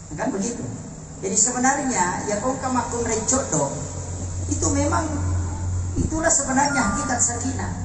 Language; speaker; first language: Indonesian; non-native, local second language; Buginese